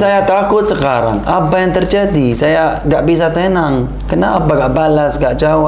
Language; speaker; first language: Indonesian; non-native, learner; Arabic